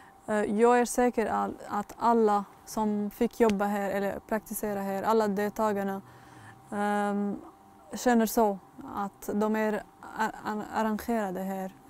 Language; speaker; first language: Swedish; non-native, fluent; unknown